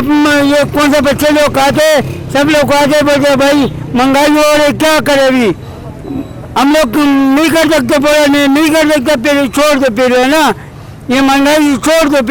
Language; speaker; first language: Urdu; non-native, local second language; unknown